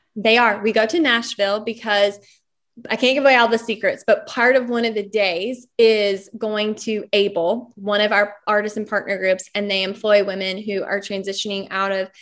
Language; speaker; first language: English; native; English